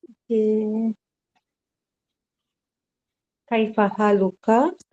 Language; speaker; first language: Malay; native; Malay